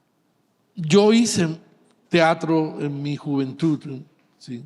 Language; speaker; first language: Spanish; native; Spanish